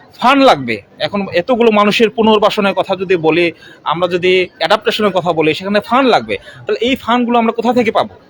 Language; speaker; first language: Bangla; non-native, local second language; Chakma